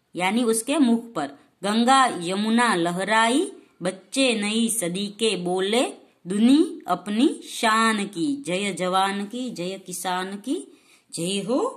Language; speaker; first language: Hindi; non-native, local second language; Gujarati